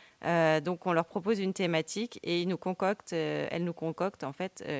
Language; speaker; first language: French; native; French